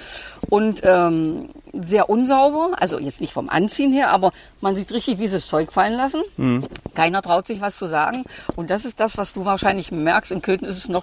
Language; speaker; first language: German; native; German